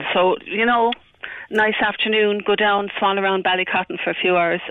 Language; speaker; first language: English; native; English